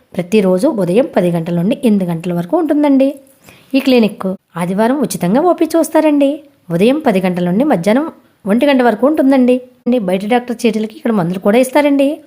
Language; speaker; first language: Telugu; native; Telugu